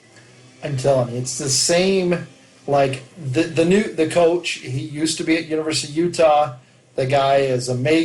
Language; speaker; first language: English; native; English